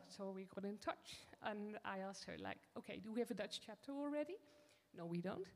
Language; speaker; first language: English; non-native, fluent; Dutch